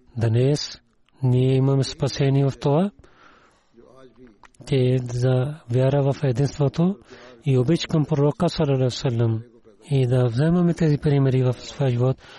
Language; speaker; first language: Bulgarian; non-native, learner; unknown